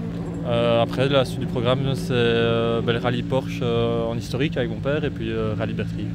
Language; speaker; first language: French; native; French